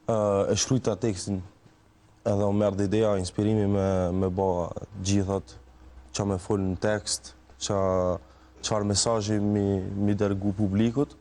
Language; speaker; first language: Albanian; early bilingual, heritage; Albanian